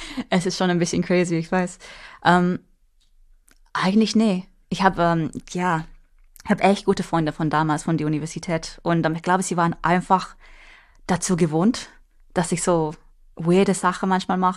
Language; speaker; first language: German; non-native, fluent; English